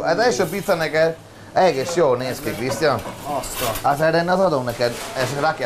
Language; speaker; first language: Hungarian; non-native, learner; Italian